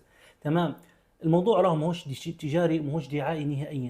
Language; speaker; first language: Arabic; native; Arabic